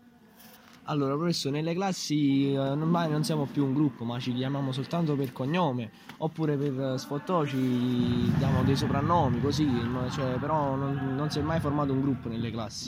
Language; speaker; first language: Italian; native; Italian